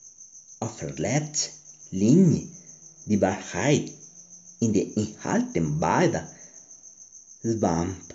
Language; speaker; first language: German; non-native, learner; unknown